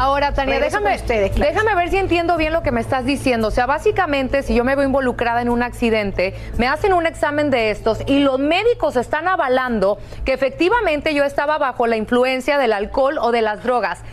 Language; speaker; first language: Spanish; native; Spanish